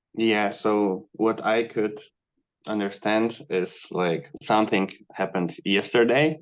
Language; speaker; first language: English; non-native, fluent; Polish